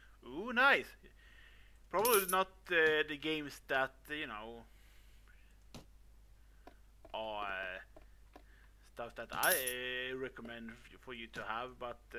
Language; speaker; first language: English; non-native, fluent; Swedish